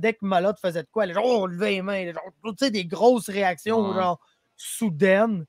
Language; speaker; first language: French; native; French